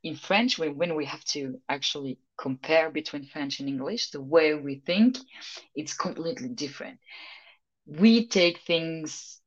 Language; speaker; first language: English; non-native, fluent; French